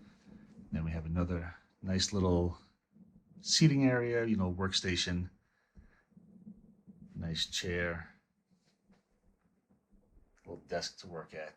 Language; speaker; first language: English; native; English